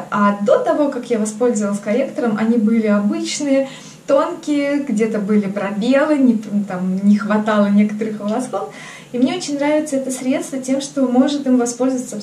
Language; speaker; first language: Russian; native; Russian